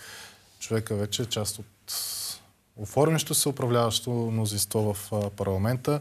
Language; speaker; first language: Bulgarian; native; Bulgarian